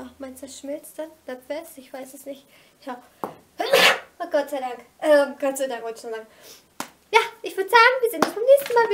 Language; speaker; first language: German; native; German